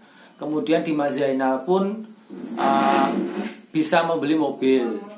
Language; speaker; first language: Indonesian; non-native, local second language; Javanese